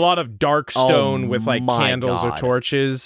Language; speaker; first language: English; native; English